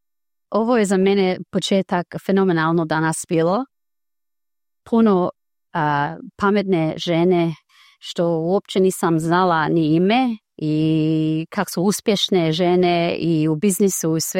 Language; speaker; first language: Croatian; early bilingual, heritage; Croatian